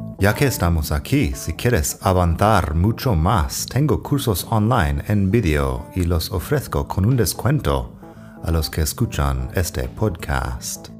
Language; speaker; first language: Spanish; non-native, fluent; English